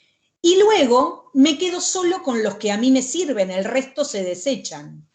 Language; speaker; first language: Spanish; native; Spanish